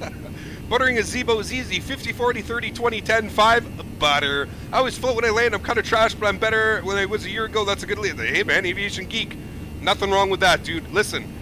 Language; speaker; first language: English; native; English